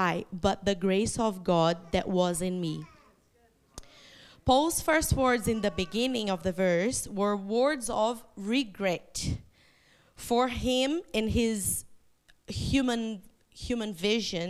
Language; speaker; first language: English; non-native, fluent; Portuguese